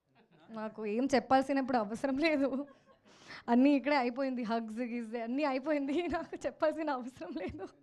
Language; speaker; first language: Telugu; non-native, local second language; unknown